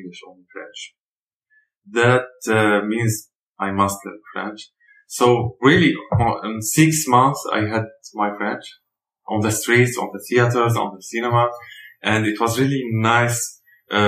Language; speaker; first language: English; non-native, learner; Arabic